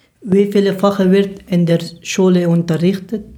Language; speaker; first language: German; non-native, learner; Persian